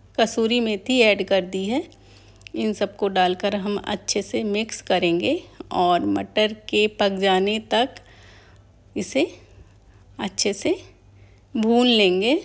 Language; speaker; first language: Hindi; native; Hindi